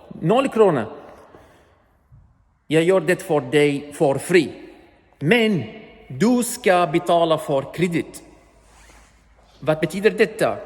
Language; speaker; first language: Swedish; non-native, learner; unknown